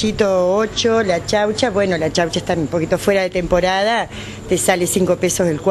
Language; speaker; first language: Spanish; native; Spanish